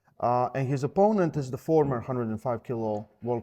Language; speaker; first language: English; non-native, fluent; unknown